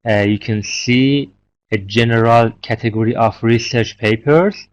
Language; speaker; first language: English; non-native, fluent; Persian